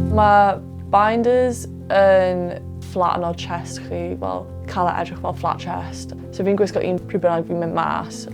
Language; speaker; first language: Welsh; non-native, local second language; English